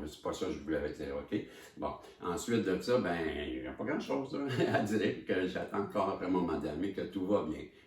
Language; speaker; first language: French; native; French